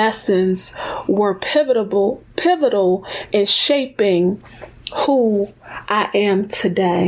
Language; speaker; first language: English; native; English